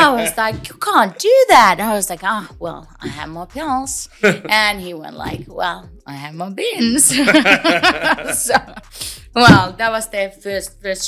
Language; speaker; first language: English; non-native, fluent; Finnish